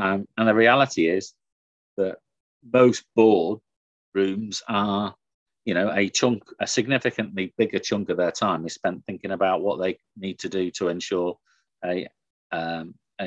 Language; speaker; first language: English; native; English